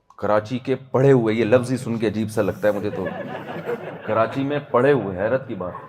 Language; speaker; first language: Urdu; native; Urdu